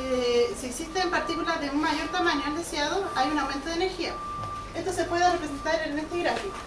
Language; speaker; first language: Spanish; native; Spanish